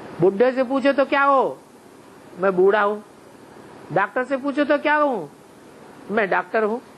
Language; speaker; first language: Hindi; native; Hindi